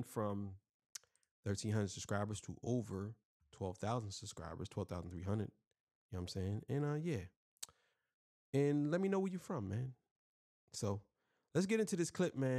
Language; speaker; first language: English; native; English